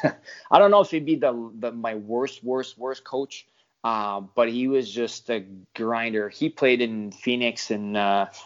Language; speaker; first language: English; non-native, fluent; French